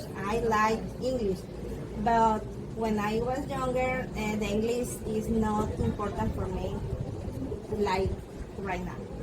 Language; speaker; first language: English; non-native, learner; Spanish